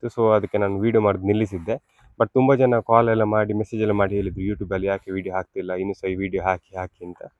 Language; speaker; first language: Kannada; non-native, local second language; Tulu